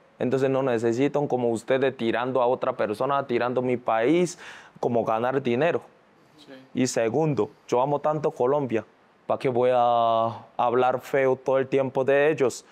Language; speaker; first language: Spanish; non-native, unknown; Korean